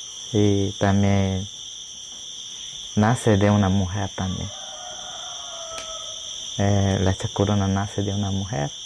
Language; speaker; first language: Spanish; non-native, local second language; Shipibo-Conibo